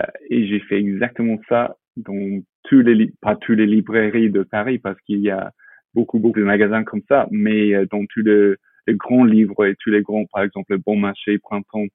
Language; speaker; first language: French; non-native, fluent; English